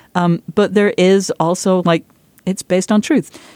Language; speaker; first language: English; native; English